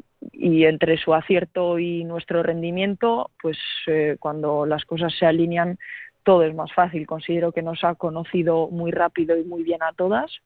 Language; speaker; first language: Spanish; native; Spanish